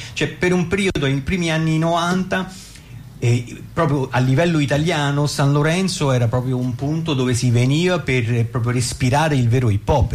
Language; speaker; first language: Italian; native; Italian